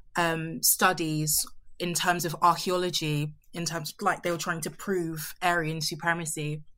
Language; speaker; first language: English; early bilingual, other home language; Yoruba